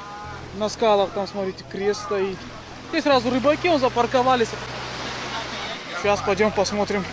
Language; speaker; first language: Russian; native; Russian